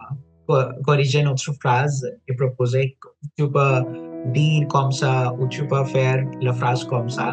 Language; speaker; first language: French; non-native, fluent; Punjabi